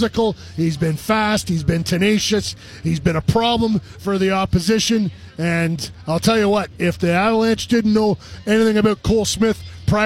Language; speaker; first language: English; native; English